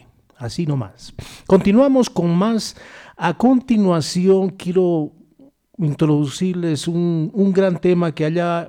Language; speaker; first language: Spanish; native; Spanish